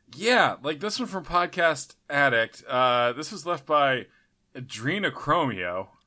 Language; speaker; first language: English; native; English